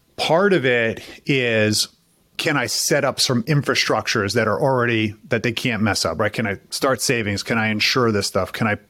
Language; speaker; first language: English; native; English